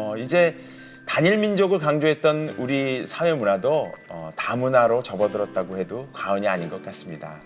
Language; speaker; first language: Korean; native; Korean